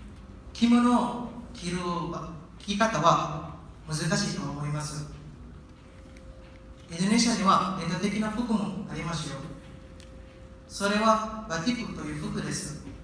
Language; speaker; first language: Japanese; non-native, learner; Indonesian